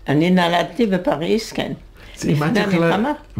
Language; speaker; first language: Hebrew; non-native, fluent; French